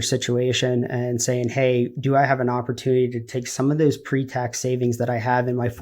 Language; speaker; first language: English; native; English